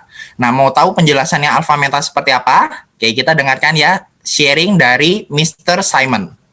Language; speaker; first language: Indonesian; native; Indonesian